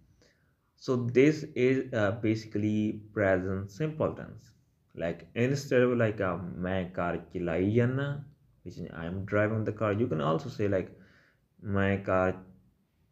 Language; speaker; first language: English; non-native, local second language; Punjabi